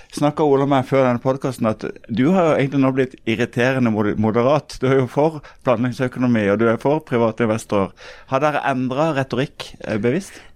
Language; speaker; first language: Norwegian; native; Norwegian